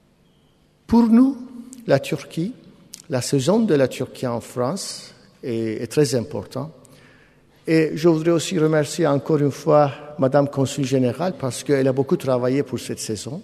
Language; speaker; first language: French; non-native, fluent; Turkish